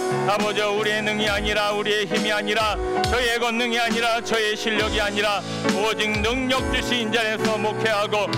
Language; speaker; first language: Korean; native; Korean